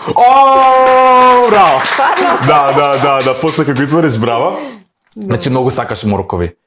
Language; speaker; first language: Macedonian; native; Macedonian